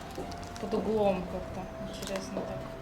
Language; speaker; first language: Russian; native; Russian